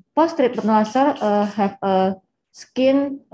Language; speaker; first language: English; non-native, learner; Indonesian